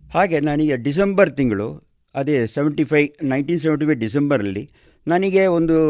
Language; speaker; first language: Kannada; native; Kannada